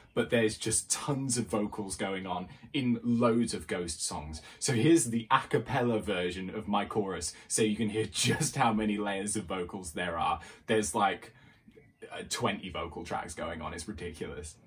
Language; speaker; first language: English; native; English